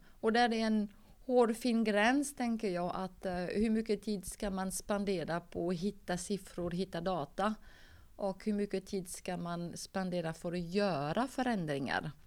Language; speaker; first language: Swedish; non-native, fluent; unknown